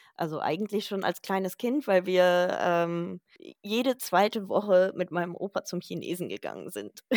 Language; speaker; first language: German; native; German